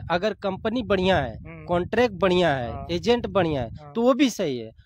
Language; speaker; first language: Hindi; native; Hindi